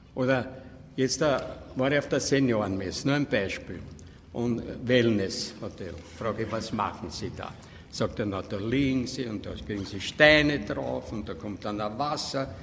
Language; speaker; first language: German; native; German